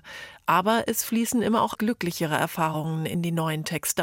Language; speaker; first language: German; native; German